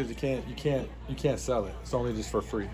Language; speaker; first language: English; native; English